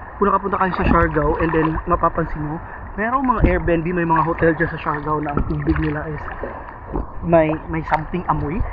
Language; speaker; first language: Filipino; non-native, local second language; Cebuano